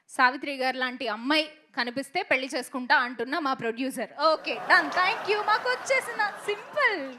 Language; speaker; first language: Telugu; native; Telugu